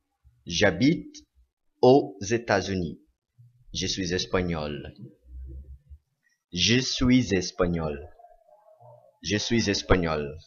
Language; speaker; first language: French; non-native, fluent; Portuguese